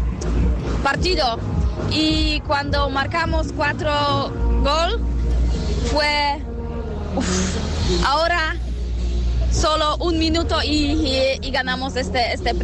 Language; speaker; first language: Spanish; non-native, learner; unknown